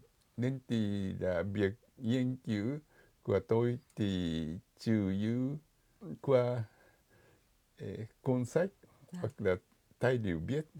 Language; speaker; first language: Vietnamese; non-native, fluent; Japanese